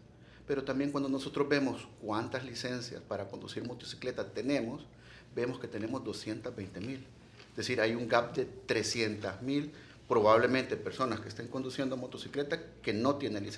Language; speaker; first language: Spanish; native; Spanish